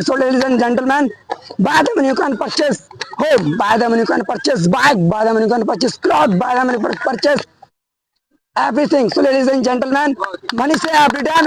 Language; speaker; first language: English; non-native, learner; Hindi